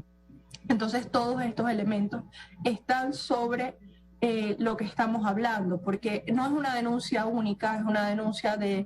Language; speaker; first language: Spanish; native; Spanish